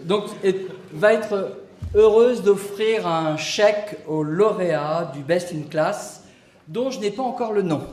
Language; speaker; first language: French; native; French